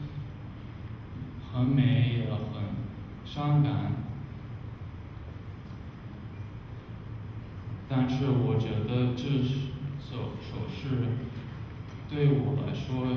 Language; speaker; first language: Chinese; non-native, learner; English